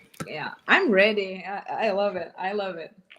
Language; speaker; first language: English; non-native, learner; Portuguese